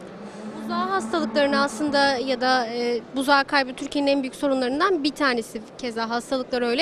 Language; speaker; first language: Turkish; native; Turkish